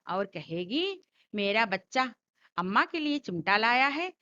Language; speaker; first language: Hindi; non-native, local second language; Telugu